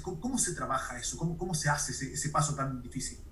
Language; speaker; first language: Spanish; native; Spanish